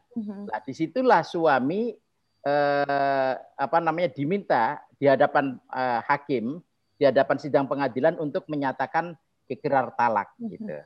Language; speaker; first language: Indonesian; non-native, local second language; Javanese